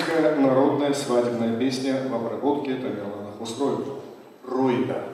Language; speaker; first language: Russian; native; Russian